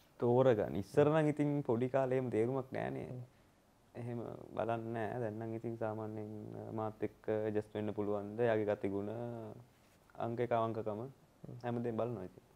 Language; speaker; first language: Sinhala; native; Sinhala